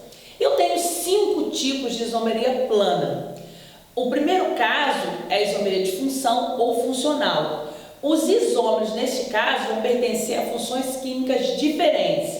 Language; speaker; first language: Portuguese; native; Portuguese